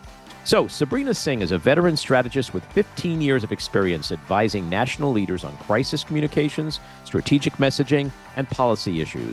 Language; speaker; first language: English; native; English